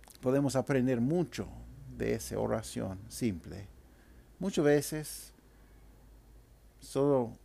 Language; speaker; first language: Spanish; non-native, fluent; English